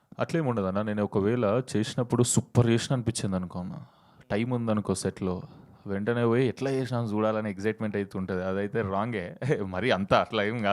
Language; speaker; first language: Telugu; native; Telugu